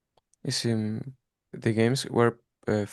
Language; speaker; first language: English; non-native, learner; Spanish